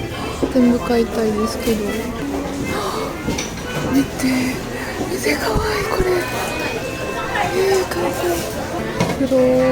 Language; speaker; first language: Japanese; non-native, learner; French